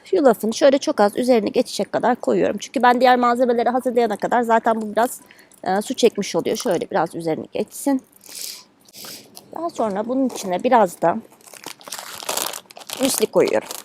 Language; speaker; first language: Turkish; native; Turkish